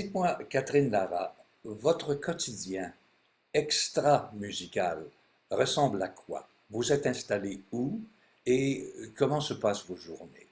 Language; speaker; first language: French; native; French